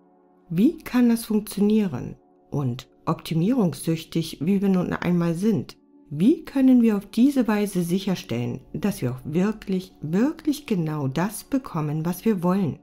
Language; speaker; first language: German; native; German